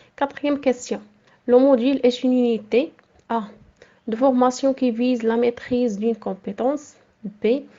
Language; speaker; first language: French; non-native, local second language; Arabic